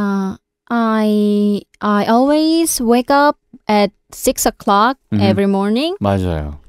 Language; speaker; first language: English; non-native, learner; Korean